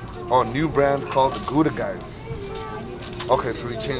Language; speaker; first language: English; early bilingual, other home language; Spanish